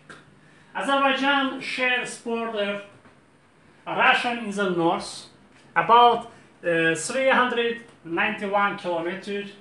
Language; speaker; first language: English; non-native, learner; Azerbaijani